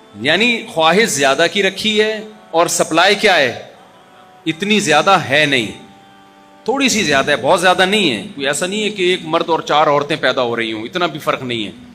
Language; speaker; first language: Urdu; native; Urdu